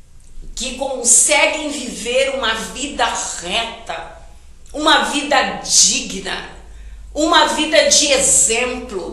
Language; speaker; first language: Portuguese; native; Portuguese